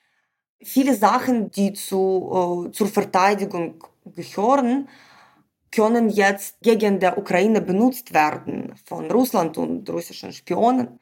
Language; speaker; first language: German; non-native, fluent; Ukrainian